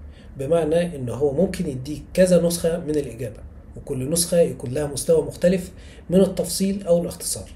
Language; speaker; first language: Arabic; native; Arabic